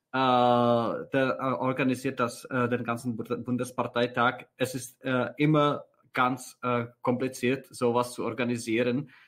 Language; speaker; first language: German; non-native, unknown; Czech